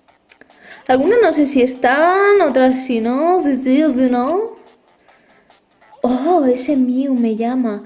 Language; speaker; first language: Spanish; native; Spanish